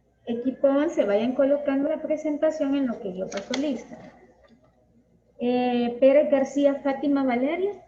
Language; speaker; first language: Spanish; native; Spanish